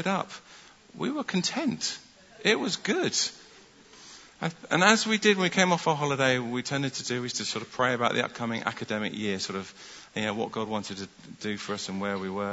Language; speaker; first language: English; native; English